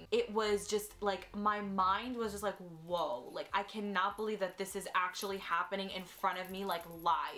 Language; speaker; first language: English; native; English